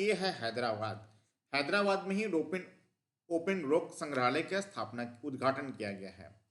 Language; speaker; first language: Hindi; native; Hindi